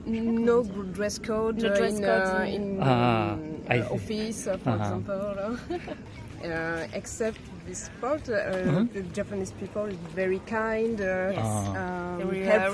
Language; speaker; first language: English; non-native, learner; French